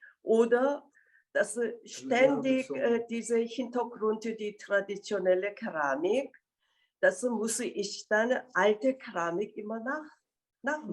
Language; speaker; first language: German; non-native, fluent; Korean